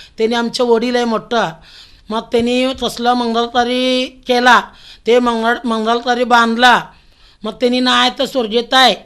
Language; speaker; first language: Marathi; non-native, local second language; Telugu